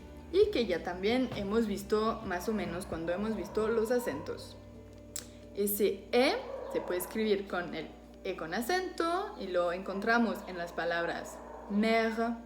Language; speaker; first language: Spanish; non-native, fluent; French